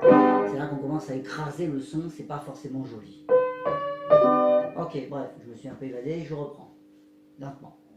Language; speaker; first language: French; native; French